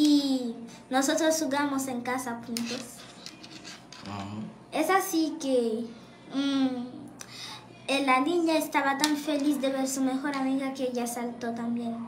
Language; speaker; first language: Spanish; non-native, learner; Haitian Creole